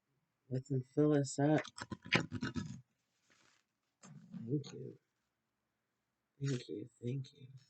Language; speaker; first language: English; native; English